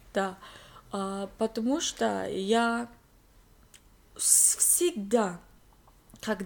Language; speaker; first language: Russian; non-native, learner; English